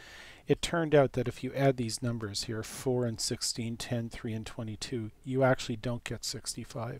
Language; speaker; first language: English; native; English